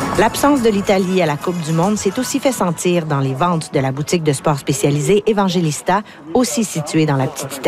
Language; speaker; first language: French; native; French